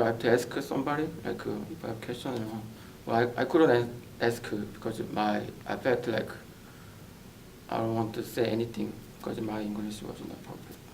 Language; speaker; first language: English; non-native, learner; Korean